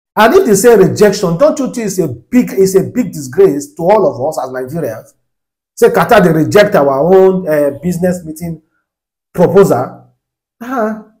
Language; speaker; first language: English; non-native, local second language; Yoruba